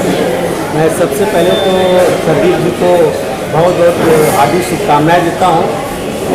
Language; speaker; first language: Hindi; native; Hindi